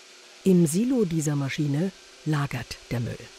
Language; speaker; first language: German; native; German